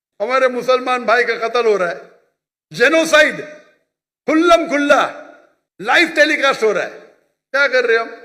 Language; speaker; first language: Hindi; non-native, local second language; Konkani